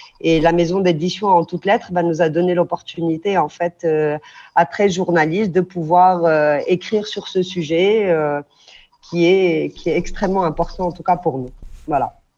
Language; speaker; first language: French; non-native, local second language; Arabic